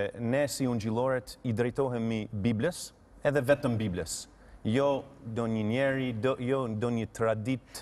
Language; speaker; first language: Albanian; non-native, fluent; English